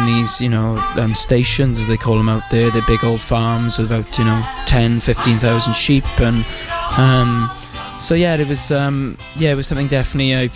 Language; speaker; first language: English; native; English